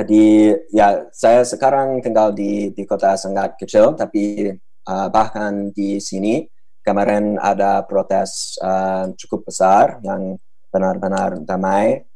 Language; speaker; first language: Indonesian; non-native, fluent; English